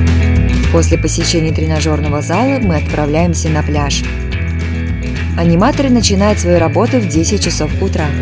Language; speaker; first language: Russian; native; Russian